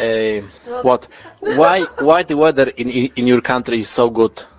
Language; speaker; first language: English; non-native, learner; Polish